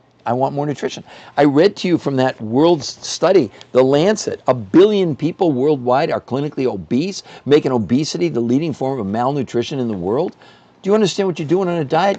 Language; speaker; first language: English; native; English